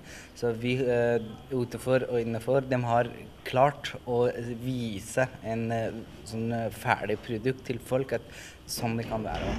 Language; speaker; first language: Norwegian; non-native, fluent; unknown